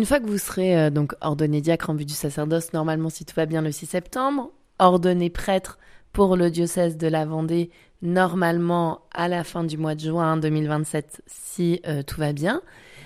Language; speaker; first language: French; native; French